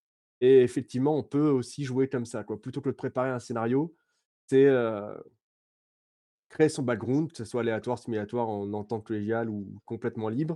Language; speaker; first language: French; native; French